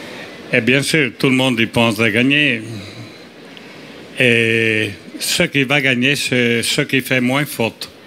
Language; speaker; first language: French; non-native, fluent; Italian